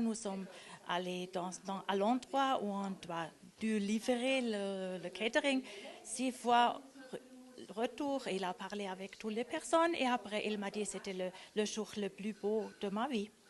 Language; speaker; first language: French; non-native, local second language; German